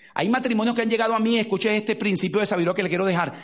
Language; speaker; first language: Spanish; native; Spanish